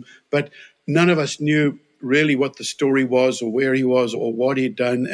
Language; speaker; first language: English; native; English